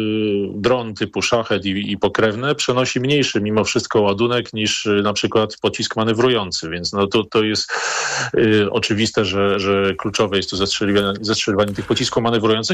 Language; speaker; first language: Polish; native; Polish